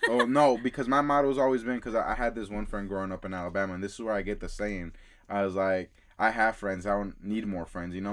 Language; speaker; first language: English; early bilingual, other home language; Spanish